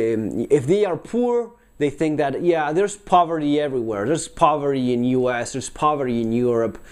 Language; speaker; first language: English; non-native, fluent; Spanish